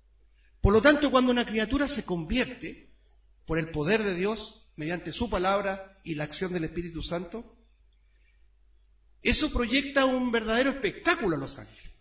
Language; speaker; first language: Spanish; native; Spanish